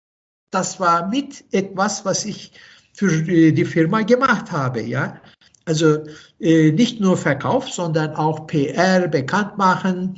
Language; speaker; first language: German; non-native, fluent; Turkish